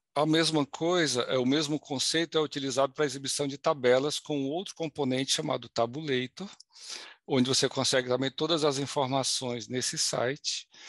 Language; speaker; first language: Portuguese; native; Portuguese